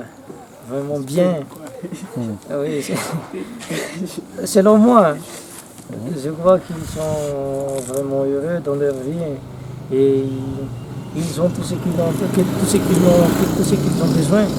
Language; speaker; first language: French; non-native, local second language; Malagasy